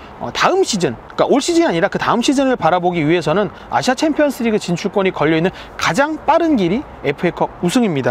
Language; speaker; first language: Korean; native; Korean